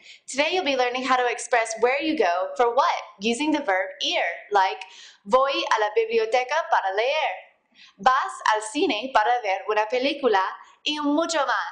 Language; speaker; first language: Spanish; non-native, fluent; English